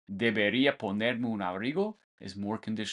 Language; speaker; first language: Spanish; non-native, fluent; English